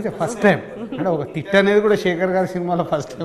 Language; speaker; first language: Telugu; native; Telugu